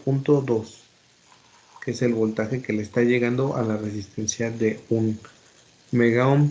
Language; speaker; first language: Spanish; native; Spanish